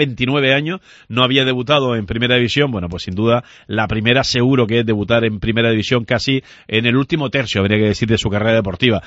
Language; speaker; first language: Spanish; native; Spanish